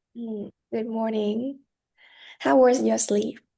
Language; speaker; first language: English; non-native, fluent; Vietnamese